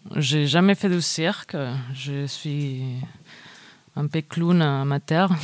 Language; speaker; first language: French; non-native, fluent; Spanish